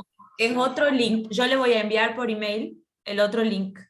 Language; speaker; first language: Spanish; native; Spanish